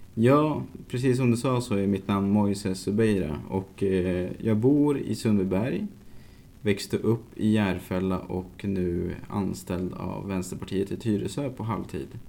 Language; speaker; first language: Swedish; native; Swedish